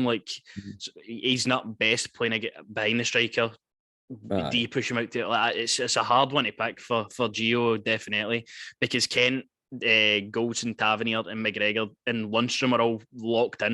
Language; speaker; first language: English; native; English